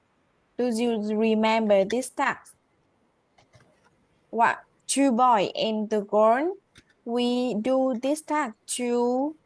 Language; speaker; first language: English; non-native, learner; Vietnamese